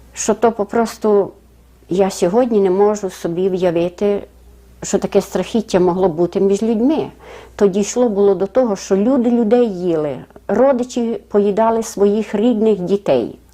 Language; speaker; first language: Ukrainian; native; Ukrainian